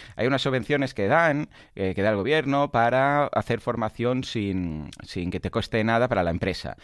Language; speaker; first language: Spanish; non-native, local second language; Catalan